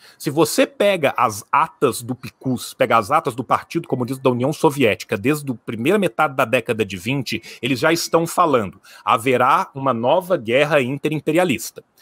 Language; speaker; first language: Portuguese; native; Portuguese